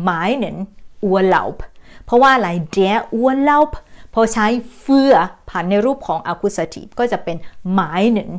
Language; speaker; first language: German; non-native, fluent; Thai